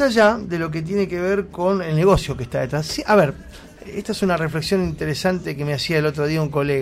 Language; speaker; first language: Spanish; native; Spanish